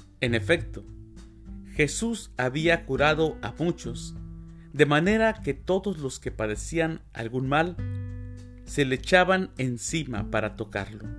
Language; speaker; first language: Spanish; native; Spanish